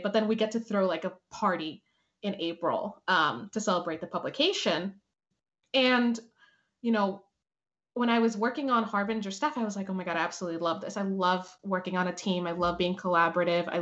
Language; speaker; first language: English; early bilingual, other home language; Spanish